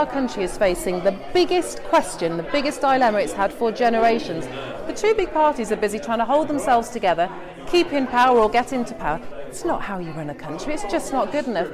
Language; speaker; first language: English; native; English